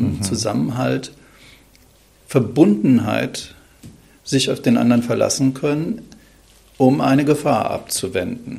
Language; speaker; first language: German; native; German